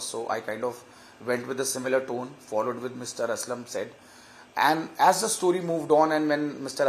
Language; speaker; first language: English; non-native, local second language; Hindi